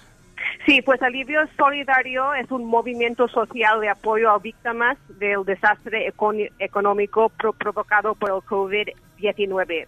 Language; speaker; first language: Spanish; early bilingual, heritage; English